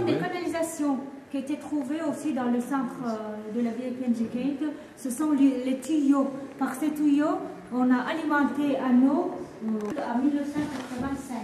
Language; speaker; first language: French; non-native, fluent; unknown